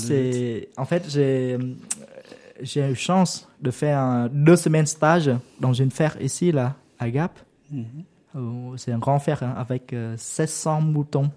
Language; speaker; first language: French; non-native, learner; Vietnamese